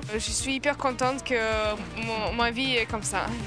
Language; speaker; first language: French; non-native, fluent; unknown